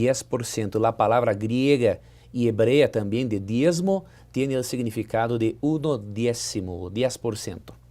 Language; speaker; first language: Spanish; non-native, fluent; Portuguese